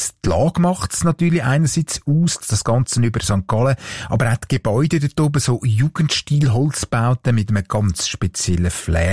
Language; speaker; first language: German; native; German